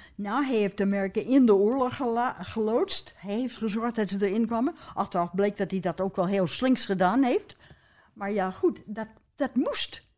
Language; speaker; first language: Dutch; non-native, fluent; English